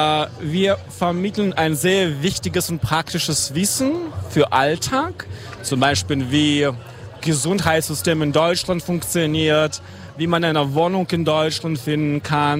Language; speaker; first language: German; non-native, fluent; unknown